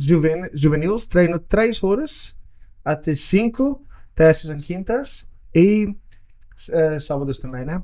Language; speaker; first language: Portuguese; non-native, learner; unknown